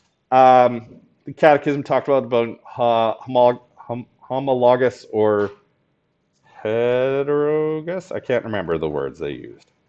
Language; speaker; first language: English; native; English